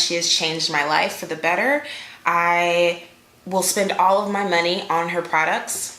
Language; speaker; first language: English; native; English